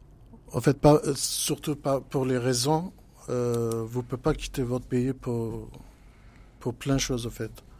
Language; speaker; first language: French; non-native, learner; Kurdish